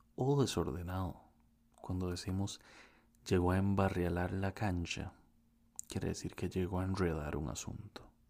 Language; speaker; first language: Spanish; native; Spanish